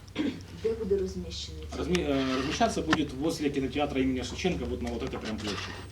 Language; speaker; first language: Russian; native; Russian